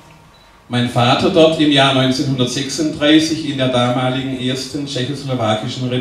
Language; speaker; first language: German; native; German